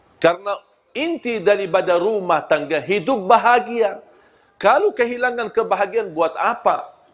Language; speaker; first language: Malay; non-native, fluent; Arabic